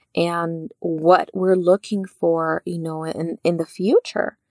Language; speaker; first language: English; early bilingual, other home language; Spanish